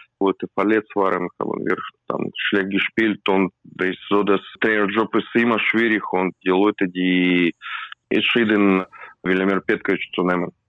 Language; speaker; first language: German; non-native, learner; Russian